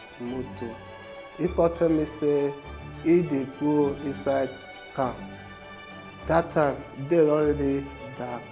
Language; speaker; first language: Nigerian Pidgin; non-native, local second language; Ibibio